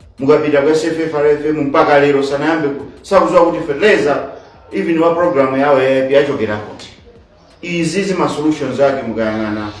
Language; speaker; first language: Nyanja; native; Nyanja